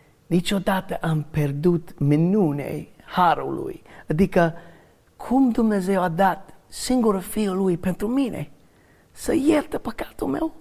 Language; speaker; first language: Romanian; non-native, learner; English